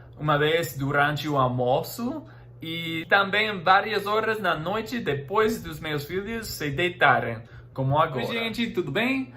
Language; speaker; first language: Portuguese; non-native, fluent; English